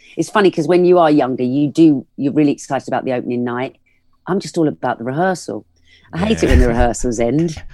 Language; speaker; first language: English; native; English